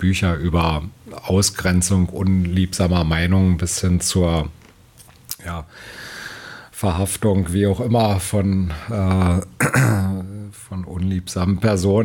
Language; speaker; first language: German; native; German